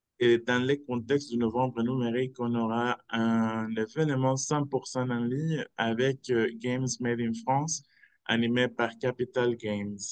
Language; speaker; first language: French; non-native, fluent; Spanish